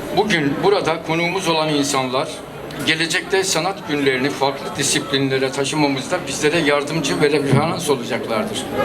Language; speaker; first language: Turkish; native; Turkish